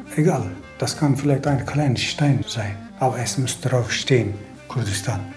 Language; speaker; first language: German; non-native, learner; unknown